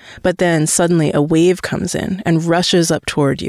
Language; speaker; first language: English; native; English